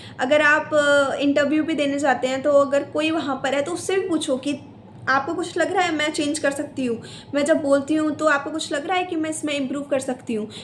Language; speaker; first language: Hindi; native; Hindi